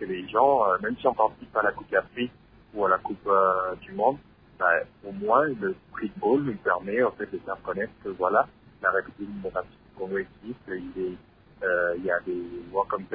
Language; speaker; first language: French; non-native, local second language; Lingala